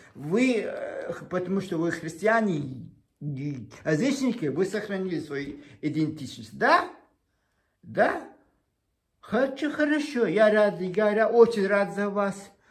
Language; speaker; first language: Russian; non-native, local second language; Chechen